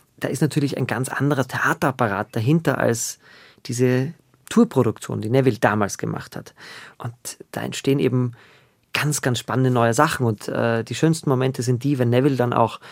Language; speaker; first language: German; native; German